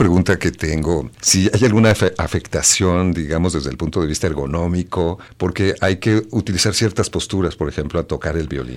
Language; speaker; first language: Spanish; native; Spanish